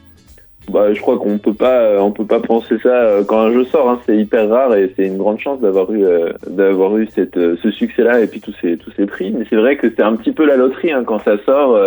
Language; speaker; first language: French; native; French